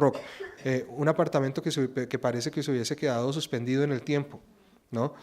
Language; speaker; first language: Spanish; native; Spanish